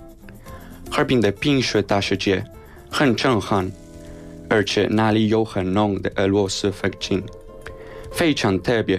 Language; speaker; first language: Chinese; non-native, learner; Spanish